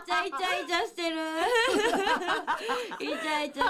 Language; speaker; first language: Japanese; native; Japanese